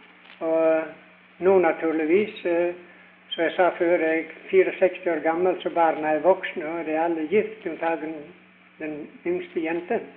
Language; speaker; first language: Norwegian; early bilingual, heritage; Norwegian